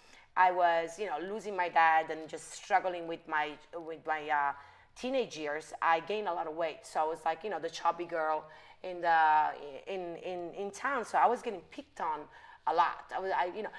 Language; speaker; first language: English; non-native, fluent; Italian